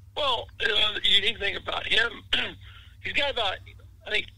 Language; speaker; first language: English; native; English